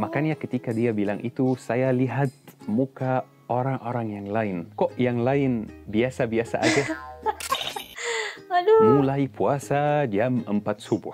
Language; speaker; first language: Indonesian; non-native, fluent; Arabic